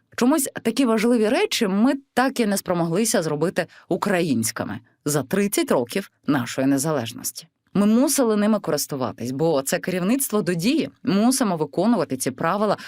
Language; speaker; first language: Ukrainian; non-native, local second language; Russian